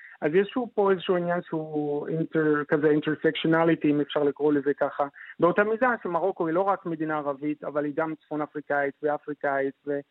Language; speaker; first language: Hebrew; non-native, fluent; Arabic